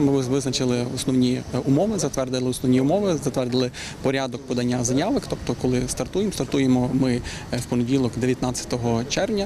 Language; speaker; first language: Ukrainian; native; Ukrainian